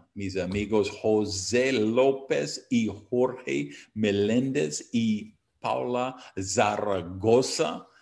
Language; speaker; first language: Spanish; non-native, learner; English